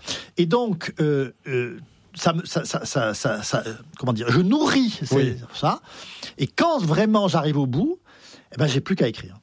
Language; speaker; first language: French; native; French